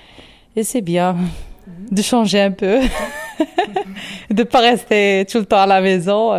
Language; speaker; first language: French; non-native, learner; Arabic